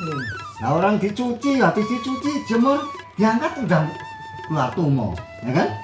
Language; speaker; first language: Indonesian; non-native, local second language; Javanese